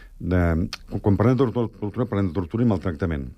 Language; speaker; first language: Catalan; native; Catalan